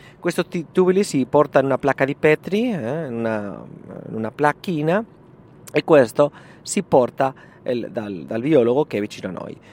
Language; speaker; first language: Italian; non-native, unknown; Spanish